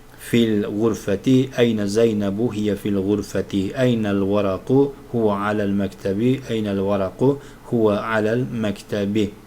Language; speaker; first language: Arabic; non-native, fluent; Turkish